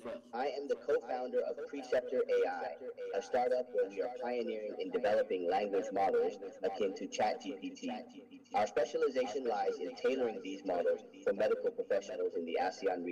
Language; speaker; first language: English; non-native, learner; Thai